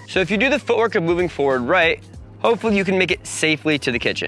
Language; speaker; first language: English; native; English